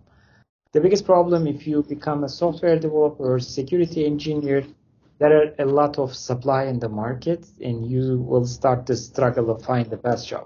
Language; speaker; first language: English; non-native, fluent; Turkish